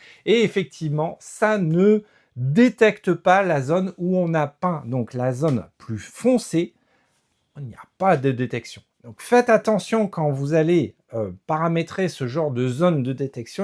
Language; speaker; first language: French; native; French